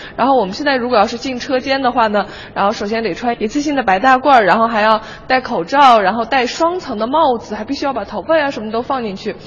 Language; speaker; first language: Chinese; native; Chinese